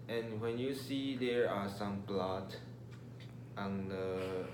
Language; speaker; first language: English; non-native, learner; Chinese